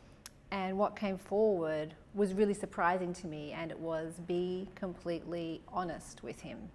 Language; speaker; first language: English; native; English